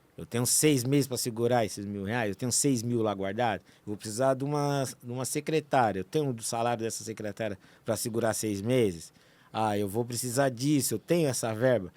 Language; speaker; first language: Portuguese; native; Portuguese